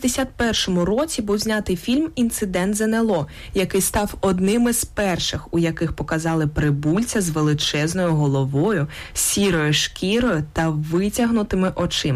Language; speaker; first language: Ukrainian; native; Ukrainian